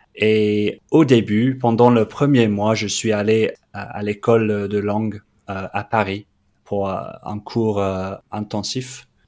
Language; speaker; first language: French; non-native, fluent; English